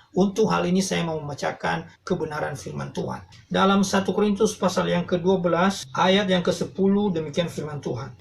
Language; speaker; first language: Indonesian; non-native, local second language; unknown